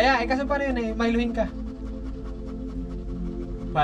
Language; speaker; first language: Filipino; native; Filipino